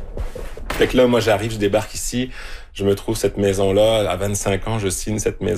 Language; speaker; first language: French; native; French